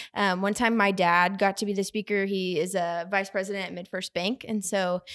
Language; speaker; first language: English; native; English